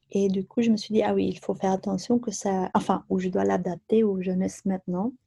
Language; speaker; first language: French; non-native, local second language; Dutch